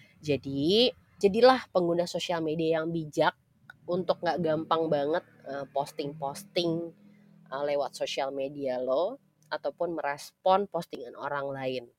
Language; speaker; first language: Indonesian; native; Indonesian